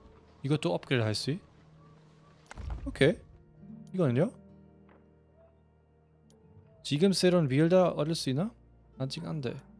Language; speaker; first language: Korean; non-native, fluent; German